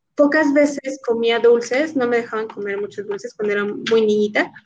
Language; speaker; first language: Spanish; native; Spanish